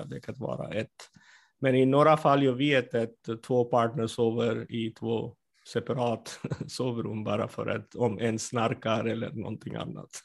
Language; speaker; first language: Swedish; non-native, fluent; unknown